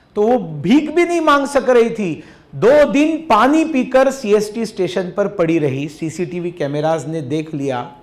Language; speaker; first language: Hindi; non-native, local second language; Marathi